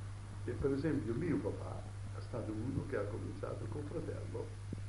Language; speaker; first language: Italian; early bilingual, heritage; Italian